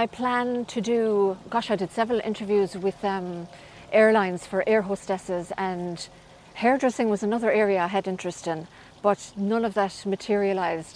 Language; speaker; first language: English; native; English